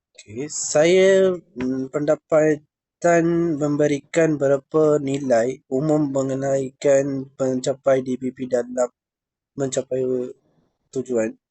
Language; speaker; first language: Malay; non-native, local second language; Tamil